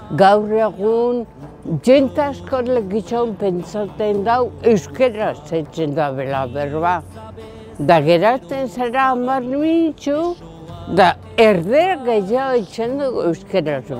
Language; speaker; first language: Basque; native; Basque